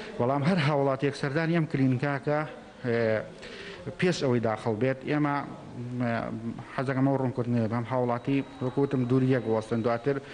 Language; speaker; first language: Central Kurdish; native; Central Kurdish